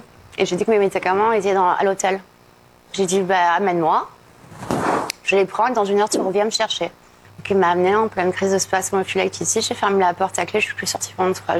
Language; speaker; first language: French; native; French